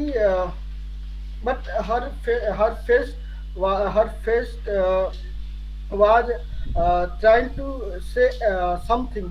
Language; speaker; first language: English; non-native, learner; Hindi